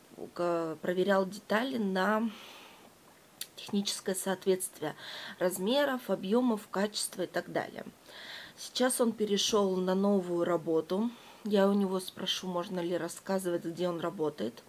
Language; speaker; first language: Russian; native; Russian